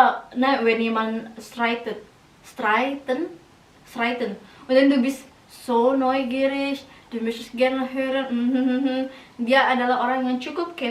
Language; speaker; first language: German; non-native, learner; Indonesian